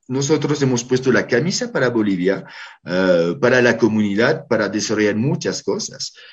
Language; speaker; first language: Spanish; non-native, fluent; French